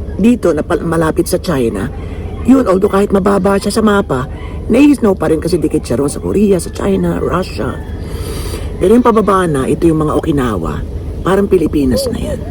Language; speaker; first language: Filipino; native; Filipino